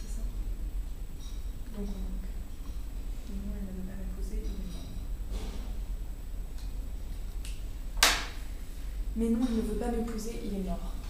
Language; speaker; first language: French; native; French